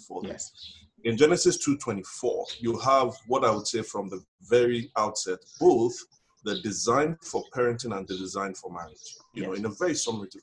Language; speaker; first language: English; non-native, local second language; Yoruba